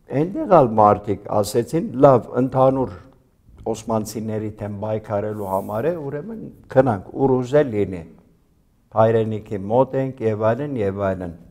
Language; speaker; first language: Armenian; early bilingual, heritage; Armenian